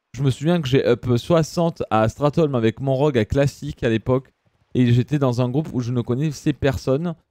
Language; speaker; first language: French; early bilingual, other home language; Italian